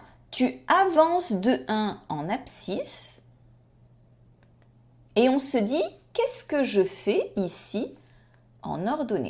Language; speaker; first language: French; native; French